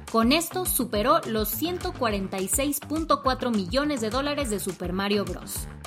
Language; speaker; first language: Spanish; native; Spanish